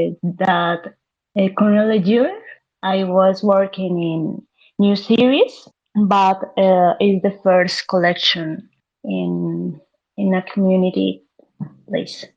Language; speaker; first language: English; non-native, learner; Spanish